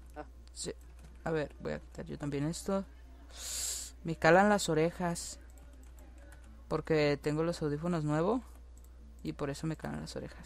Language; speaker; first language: Spanish; native; Spanish